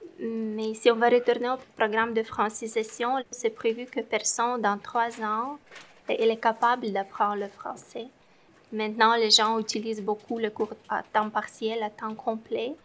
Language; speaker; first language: French; non-native, fluent; Romanian